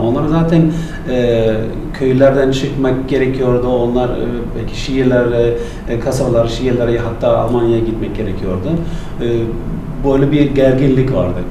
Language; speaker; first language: Turkish; non-native, fluent; German